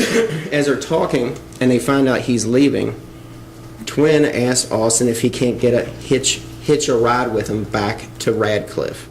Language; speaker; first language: English; native; English